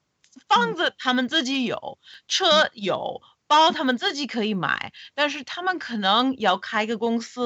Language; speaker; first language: Chinese; non-native, fluent; English